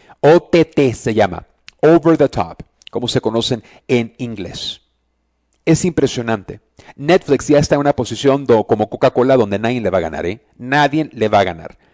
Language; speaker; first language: Spanish; early bilingual, heritage; Spanish